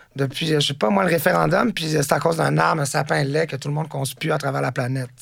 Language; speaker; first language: French; native; French